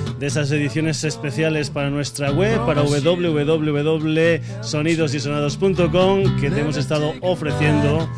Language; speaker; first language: Spanish; native; Spanish